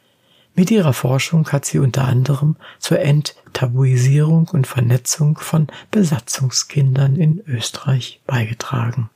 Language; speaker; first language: German; native; German